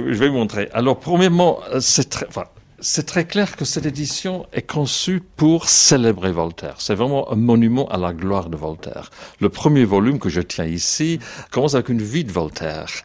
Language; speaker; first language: French; non-native, fluent; English